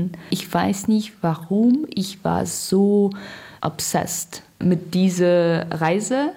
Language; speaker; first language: German; non-native, learner; Russian